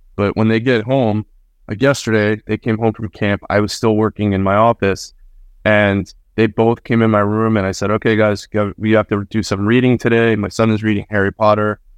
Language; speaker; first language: English; early bilingual, other home language; Spanish